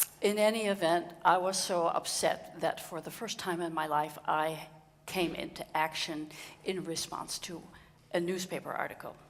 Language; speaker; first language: English; non-native, fluent; Dutch